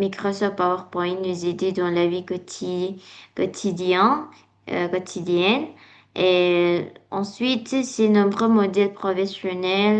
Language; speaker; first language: French; non-native, learner; Indonesian